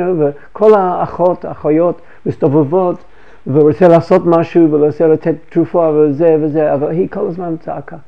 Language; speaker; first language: Hebrew; non-native, fluent; English